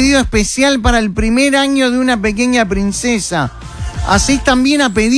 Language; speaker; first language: Spanish; native; Spanish